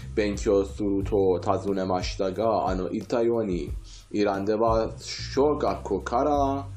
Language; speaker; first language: Japanese; non-native, learner; Persian